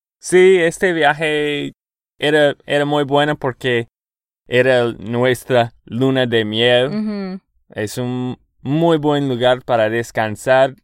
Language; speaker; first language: Spanish; non-native, fluent; English